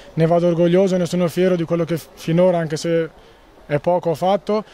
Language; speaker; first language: Italian; native; Italian